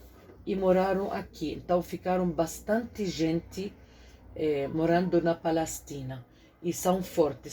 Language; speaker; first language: Portuguese; non-native, fluent; Arabic